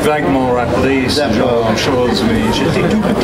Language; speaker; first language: French; non-native, fluent; English